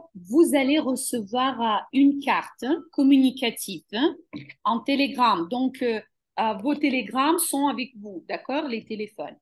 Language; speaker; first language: French; non-native, fluent; Ukrainian